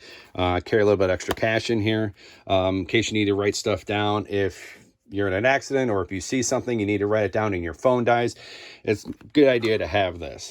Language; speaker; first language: English; native; English